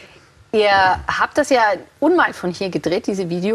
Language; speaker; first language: German; native; German